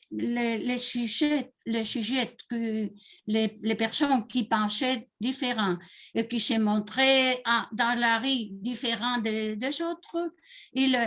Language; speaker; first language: French; non-native, learner; Spanish